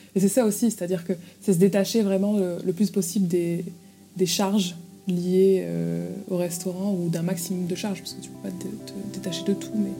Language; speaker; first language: French; native; French